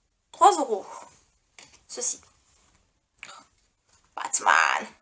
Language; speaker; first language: French; native; French